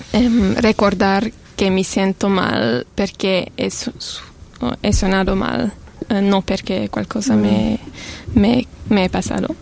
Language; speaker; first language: Spanish; non-native, learner; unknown